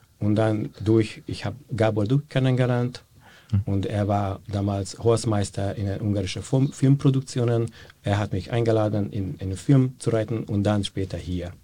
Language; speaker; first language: German; non-native, fluent; Hungarian